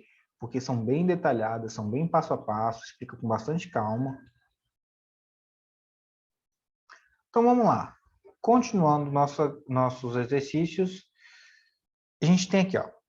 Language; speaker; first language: Portuguese; native; Portuguese